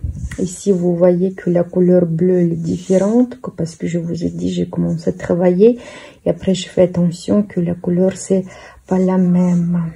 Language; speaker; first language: French; non-native, fluent; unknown